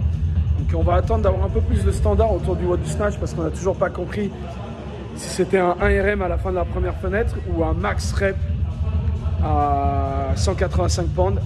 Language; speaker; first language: French; native; French